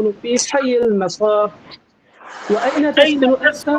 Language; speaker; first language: Arabic; non-native, learner; Bangla